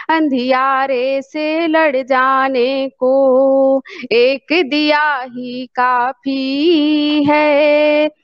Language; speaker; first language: Hindi; native; Hindi